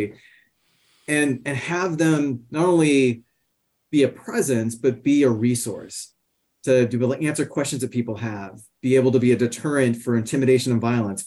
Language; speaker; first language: English; native; English